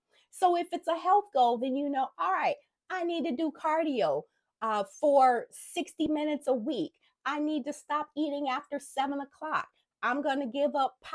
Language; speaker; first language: English; native; English